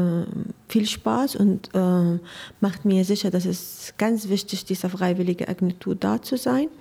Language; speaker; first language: German; non-native, learner; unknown